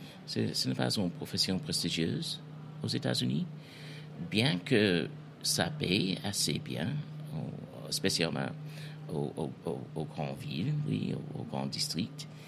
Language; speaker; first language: French; non-native, fluent; English